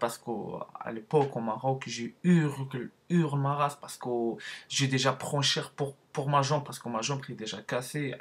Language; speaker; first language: French; non-native, learner; Arabic